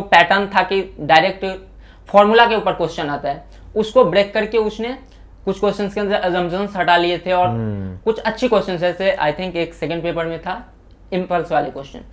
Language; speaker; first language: Hindi; native; Hindi